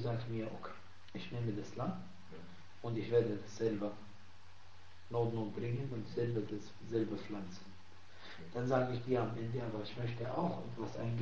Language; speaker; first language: German; non-native, fluent; Arabic